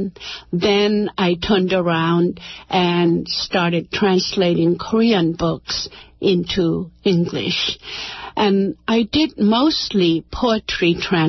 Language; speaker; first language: English; non-native, fluent; Korean